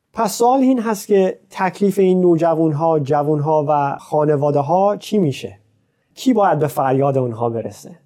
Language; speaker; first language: Persian; native; Persian